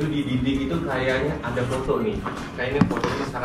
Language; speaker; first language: Indonesian; native; Indonesian